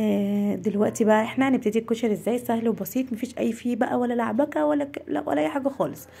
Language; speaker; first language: Arabic; native; Arabic